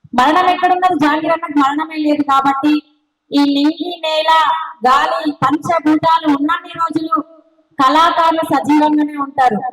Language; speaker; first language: Telugu; native; Telugu